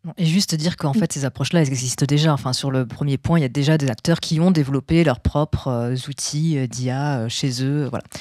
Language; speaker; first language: French; native; French